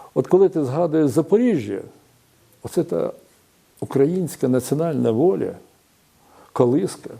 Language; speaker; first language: Ukrainian; native; Ukrainian